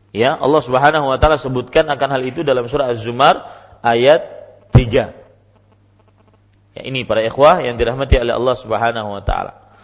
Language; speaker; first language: Indonesian; non-native, local second language; Banjar